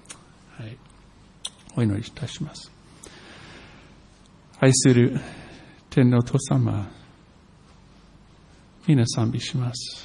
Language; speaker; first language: Japanese; non-native, fluent; English